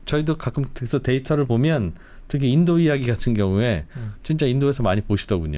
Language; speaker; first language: Korean; native; Korean